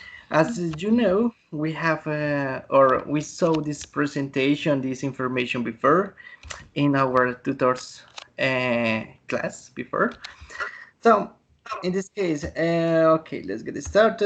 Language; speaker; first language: English; non-native, learner; Spanish